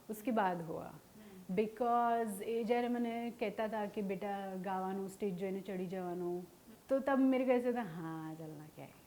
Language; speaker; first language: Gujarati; non-native, local second language; Hindi